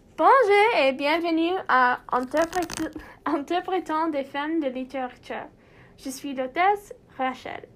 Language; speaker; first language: French; non-native, learner; English